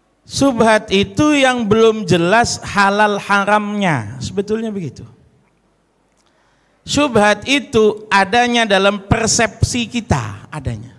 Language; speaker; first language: Indonesian; native; Indonesian